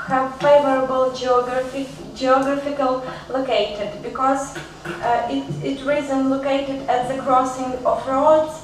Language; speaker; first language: English; non-native, learner; Ukrainian